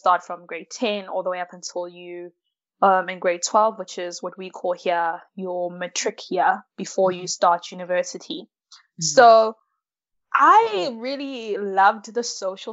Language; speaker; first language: English; early bilingual, other home language; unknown